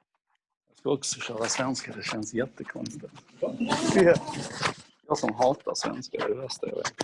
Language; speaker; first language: Swedish; native; Swedish